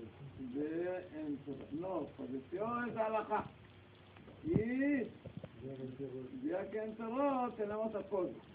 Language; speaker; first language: Spanish; non-native, learner; Hebrew